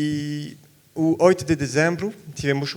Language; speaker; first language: Portuguese; non-native, fluent; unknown